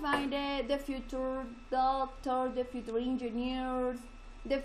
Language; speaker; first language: English; non-native, learner; Spanish